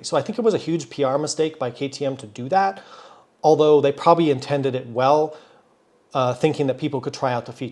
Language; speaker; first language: English; native; English